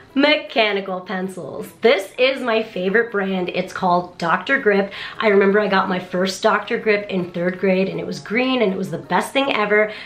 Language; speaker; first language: English; native; English